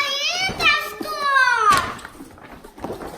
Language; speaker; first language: Russian; early bilingual, heritage; Russian